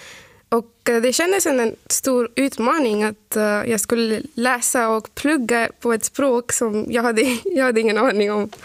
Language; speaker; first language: Swedish; non-native, fluent; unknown